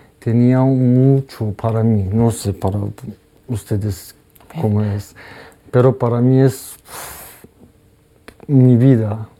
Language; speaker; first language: Spanish; non-native, learner; Persian